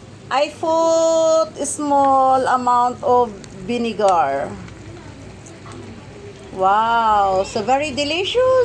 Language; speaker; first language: English; non-native, learner; Filipino